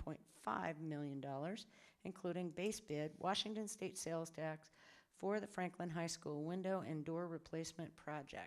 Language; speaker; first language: English; native; English